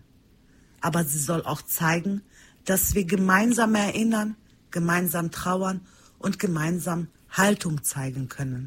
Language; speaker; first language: German; early bilingual, other home language; Turkish